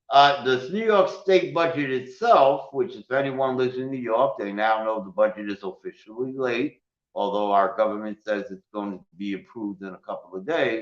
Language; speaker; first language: English; native; English